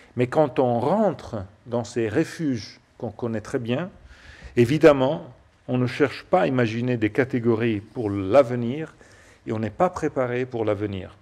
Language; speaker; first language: French; non-native, fluent; Italian